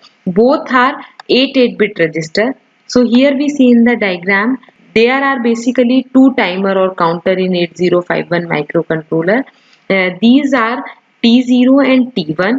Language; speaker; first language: English; non-native, local second language; Hindi